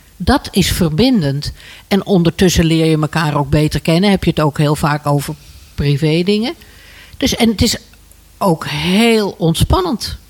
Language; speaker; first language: Dutch; native; Dutch